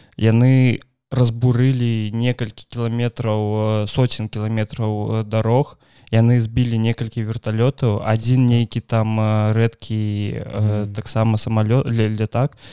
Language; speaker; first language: Belarusian; non-native, local second language; Russian